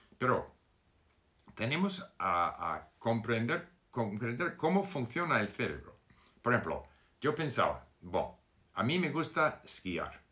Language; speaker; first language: Spanish; non-native, fluent; English